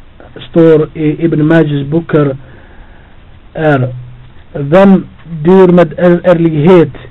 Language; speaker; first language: Swedish; non-native, fluent; Albanian